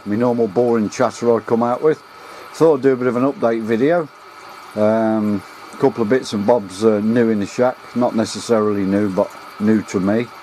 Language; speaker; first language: English; native; English